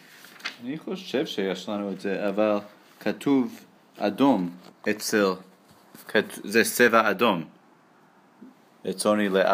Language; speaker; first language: Hebrew; non-native, learner; English